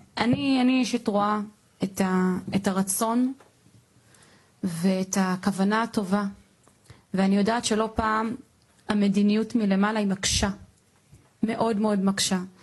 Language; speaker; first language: Hebrew; native; Hebrew